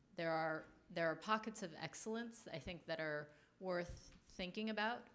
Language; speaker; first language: English; native; English